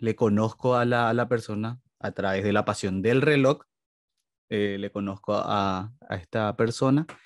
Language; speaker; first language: Spanish; native; Spanish